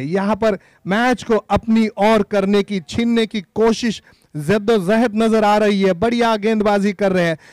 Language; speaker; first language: Hindi; non-native, local second language; Marathi